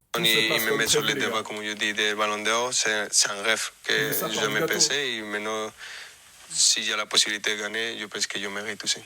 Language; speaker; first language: French; non-native, fluent; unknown